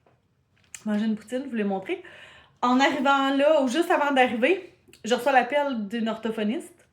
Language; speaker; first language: French; native; French